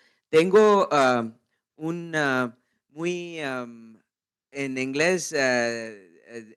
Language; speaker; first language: Spanish; non-native, learner; English